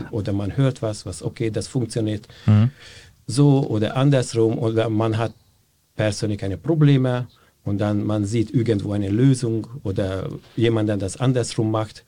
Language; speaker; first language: German; non-native, fluent; Hungarian